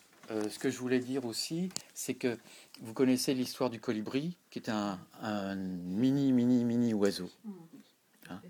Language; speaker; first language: French; native; French